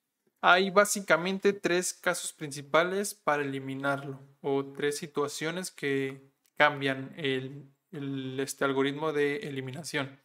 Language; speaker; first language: Spanish; native; Spanish